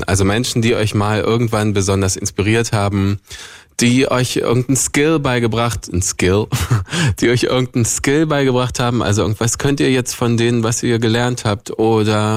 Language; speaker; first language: German; native; German